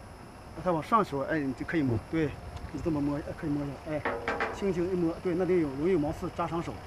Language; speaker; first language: Chinese; native; Chinese